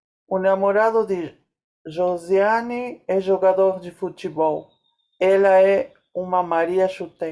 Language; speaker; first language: Portuguese; non-native, learner; Spanish